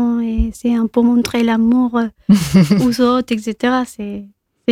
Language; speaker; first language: French; non-native, local second language; Spanish